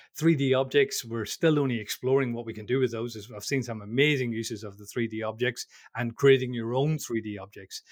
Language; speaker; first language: English; native; English